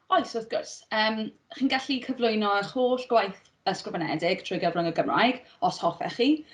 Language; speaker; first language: Welsh; non-native, local second language; English